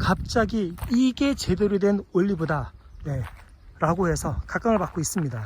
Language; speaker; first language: Korean; native; Korean